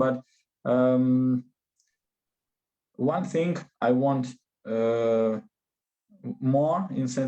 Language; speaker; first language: English; non-native, learner; Russian